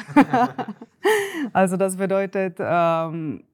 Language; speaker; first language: German; non-native, fluent; Slovenian